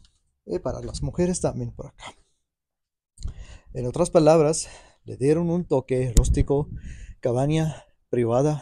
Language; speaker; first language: Spanish; non-native, fluent; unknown